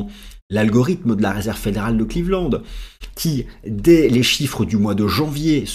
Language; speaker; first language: French; native; French